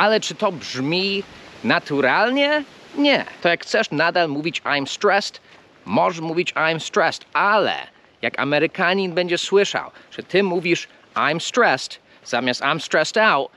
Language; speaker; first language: Polish; non-native, fluent; English